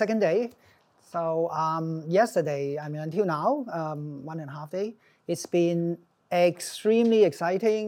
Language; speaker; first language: English; non-native, local second language; Cantonese